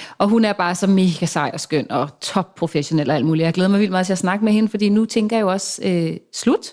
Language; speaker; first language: Danish; native; Danish